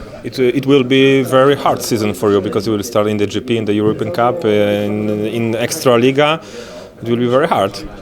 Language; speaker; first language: English; non-native, learner; Polish